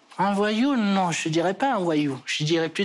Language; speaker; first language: French; early bilingual, other home language; Portuguese